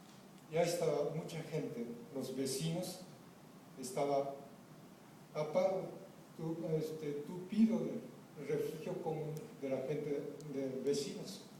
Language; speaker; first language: Spanish; non-native, fluent; Japanese